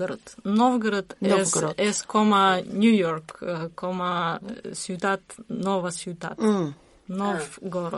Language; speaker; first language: Catalan; non-native, learner; Russian